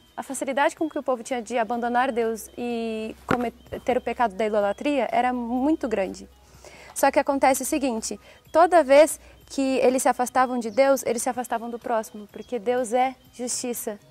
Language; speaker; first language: Portuguese; native; Portuguese